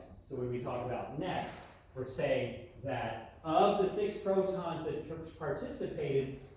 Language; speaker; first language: English; native; English